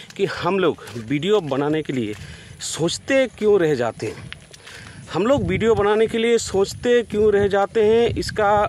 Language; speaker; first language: Hindi; non-native, local second language; Bangla